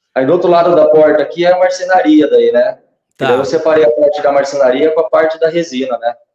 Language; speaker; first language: Portuguese; native; Portuguese